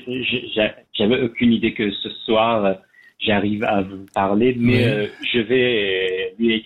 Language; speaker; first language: French; non-native, learner; Persian